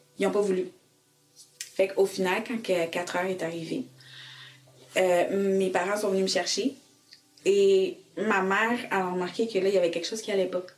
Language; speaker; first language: French; early bilingual, other home language; Haitian Creole